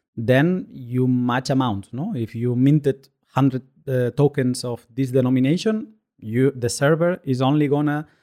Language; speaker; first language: English; non-native, fluent; Spanish